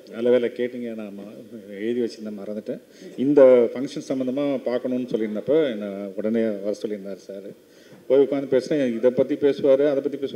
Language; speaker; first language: Tamil; native; Tamil